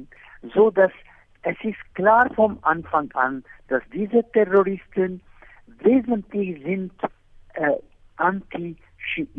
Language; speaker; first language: German; non-native, fluent; Arabic